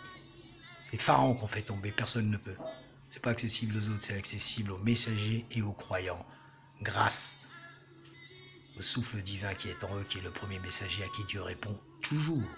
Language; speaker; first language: French; native; French